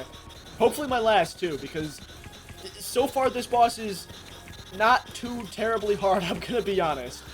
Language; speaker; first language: English; native; English